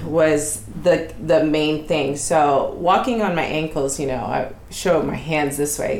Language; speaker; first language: English; native; English